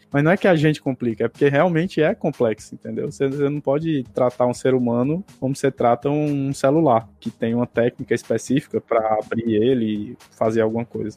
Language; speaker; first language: Portuguese; native; Portuguese